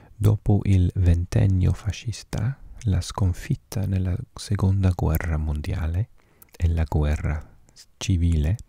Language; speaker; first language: Italian; non-native, learner; Welsh